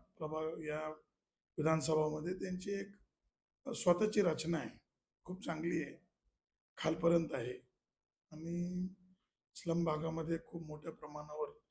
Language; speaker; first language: Marathi; non-native, local second language; Malayalam